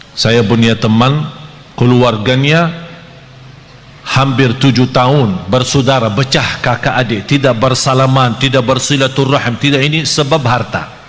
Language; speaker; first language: Malay; non-native, fluent; Arabic